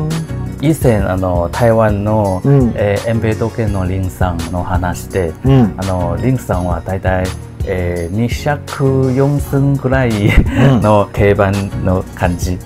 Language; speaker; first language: Japanese; non-native, learner; Chinese